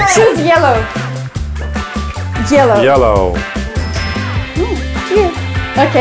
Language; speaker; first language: English; non-native, fluent; Russian